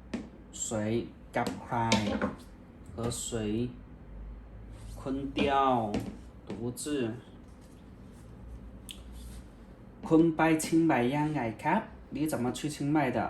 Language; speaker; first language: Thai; non-native, learner; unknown